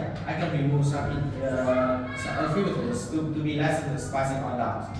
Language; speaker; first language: English; non-native, learner; Vietnamese